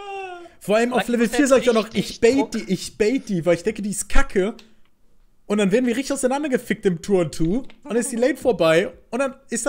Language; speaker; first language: German; native; German